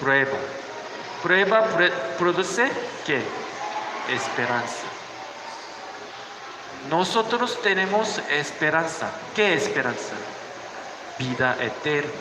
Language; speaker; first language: Spanish; non-native, learner; Korean